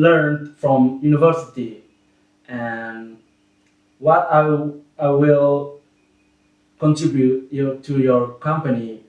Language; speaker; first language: English; non-native, learner; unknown